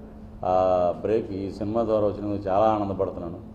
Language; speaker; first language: Telugu; native; Telugu